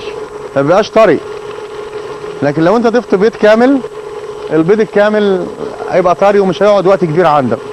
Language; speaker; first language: Arabic; native; Arabic